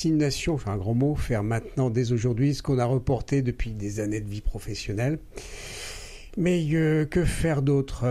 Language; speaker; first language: French; native; French